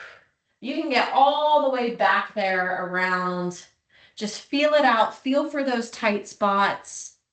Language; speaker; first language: English; native; English